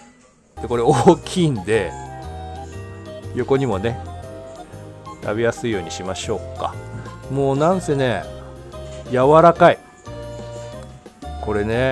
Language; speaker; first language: Japanese; native; Japanese